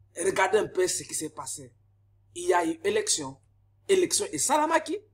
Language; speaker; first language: French; non-native, local second language; Lingala